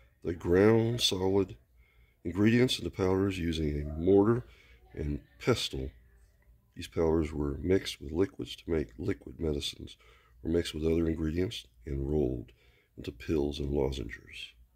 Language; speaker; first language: English; native; English